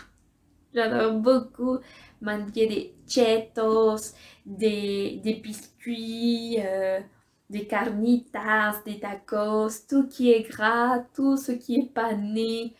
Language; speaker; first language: French; non-native, fluent; Spanish